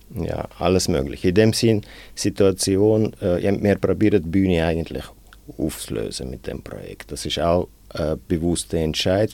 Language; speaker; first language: German; non-native, fluent; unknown